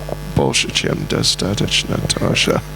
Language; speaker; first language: Russian; non-native, learner; English